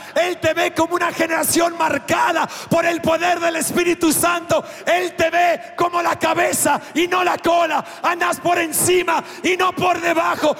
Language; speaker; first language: Spanish; non-native, fluent; English